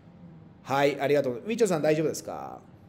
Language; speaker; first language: Japanese; non-native, fluent; Spanish